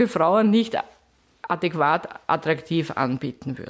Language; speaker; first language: German; native; German